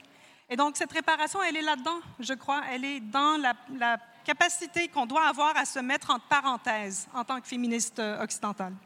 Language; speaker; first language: French; native; French